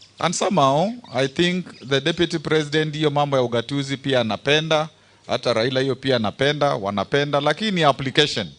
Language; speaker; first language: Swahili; non-native, local second language; Kamba